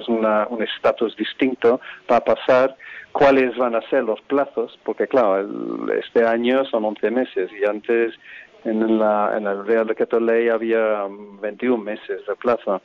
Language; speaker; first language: Spanish; non-native, fluent; English